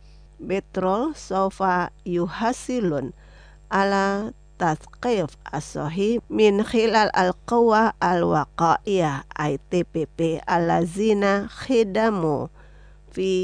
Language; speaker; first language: Arabic; non-native, fluent; Indonesian